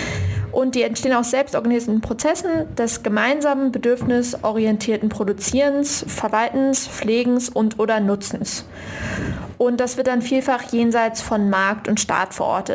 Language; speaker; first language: German; native; German